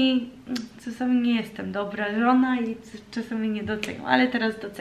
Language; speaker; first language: Polish; early bilingual, heritage; Polish